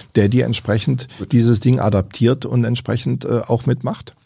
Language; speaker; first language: German; native; German